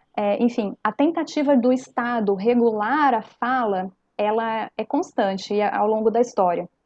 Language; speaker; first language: Portuguese; native; Portuguese